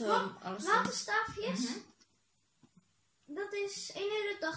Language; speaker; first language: Dutch; early bilingual, other home language; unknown